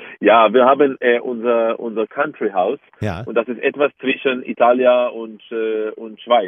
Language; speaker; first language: German; non-native, fluent; Hebrew